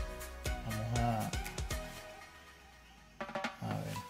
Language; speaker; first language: Spanish; native; Spanish